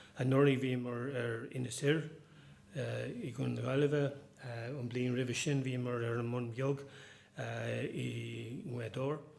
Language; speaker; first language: Irish; non-native, local second language; English